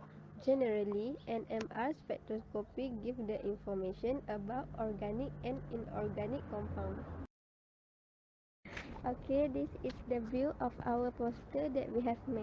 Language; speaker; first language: English; non-native, fluent; Malay